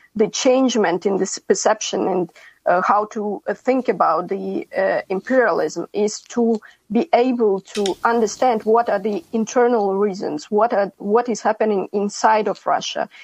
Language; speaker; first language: English; non-native, fluent; Ukrainian